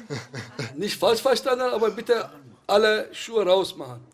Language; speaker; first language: German; non-native, learner; Turkish